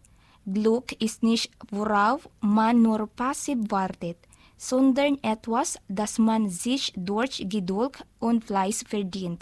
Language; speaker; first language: German; non-native, learner; Filipino